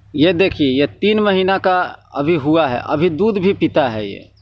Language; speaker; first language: Hindi; native; Hindi